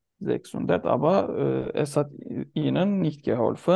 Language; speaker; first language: German; non-native, learner; Turkish